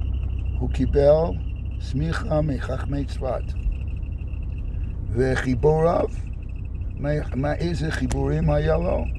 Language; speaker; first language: Hebrew; non-native, fluent; English